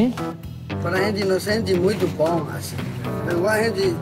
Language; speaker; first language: Portuguese; non-native, learner; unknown